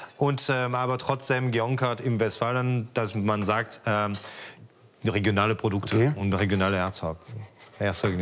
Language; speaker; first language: German; non-native, fluent; French